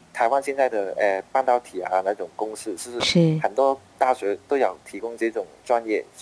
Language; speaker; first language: Chinese; non-native, fluent; Cantonese